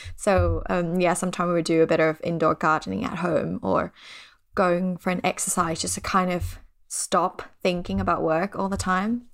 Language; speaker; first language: English; non-native, fluent; Thai